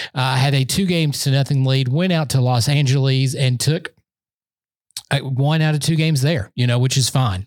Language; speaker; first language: English; native; English